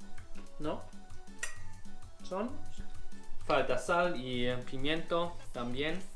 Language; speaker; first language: Spanish; non-native, learner; German